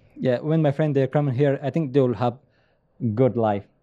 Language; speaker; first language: English; non-native, learner; Persian